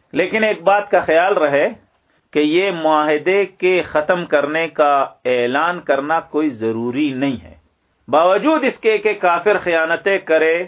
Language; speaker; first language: Urdu; non-native, local second language; Pashto